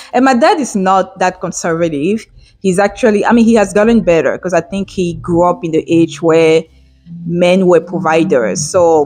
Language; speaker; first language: English; non-native, local second language; French